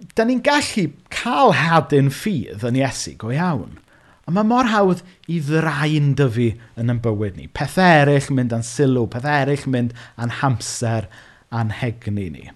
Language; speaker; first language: Welsh; native; Welsh